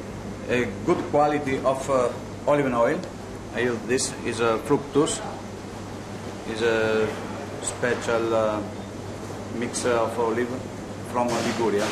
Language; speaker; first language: English; non-native, learner; Italian